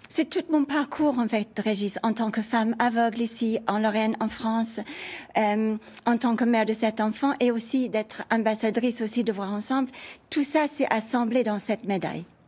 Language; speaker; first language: French; non-native, fluent; English